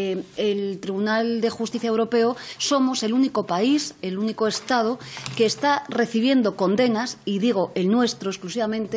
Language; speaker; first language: Spanish; native; Spanish